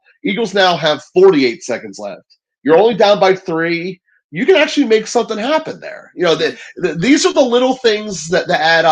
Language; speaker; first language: English; native; English